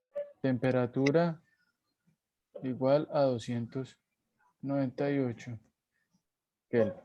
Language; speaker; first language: Spanish; native; Spanish